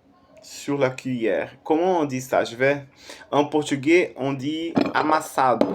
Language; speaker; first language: French; non-native, fluent; Portuguese